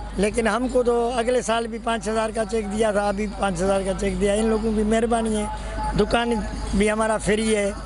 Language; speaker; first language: Urdu; non-native, local second language; Sindhi